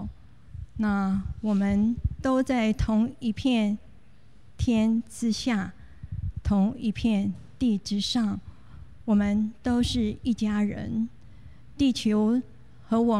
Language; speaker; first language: Chinese; native; Chinese